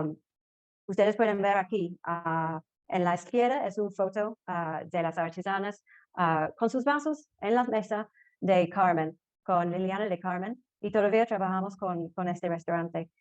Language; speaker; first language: Spanish; non-native, fluent; English